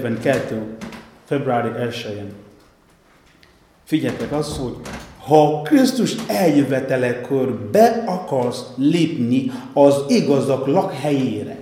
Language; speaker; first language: Hungarian; non-native, fluent; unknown